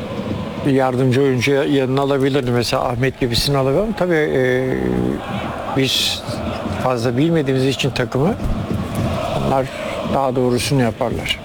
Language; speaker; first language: Turkish; native; Turkish